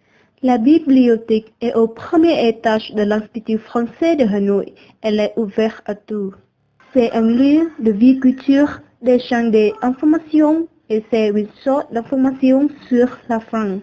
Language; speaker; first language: French; non-native, learner; Vietnamese